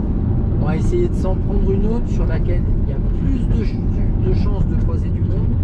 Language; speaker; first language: French; native; French